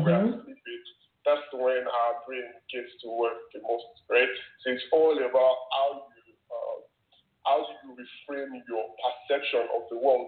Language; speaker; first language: English; non-native, local second language; Yoruba